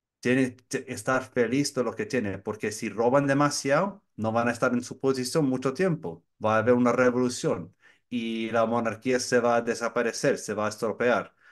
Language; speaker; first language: Spanish; non-native, learner; English